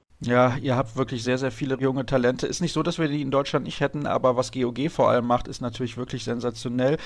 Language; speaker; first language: German; native; German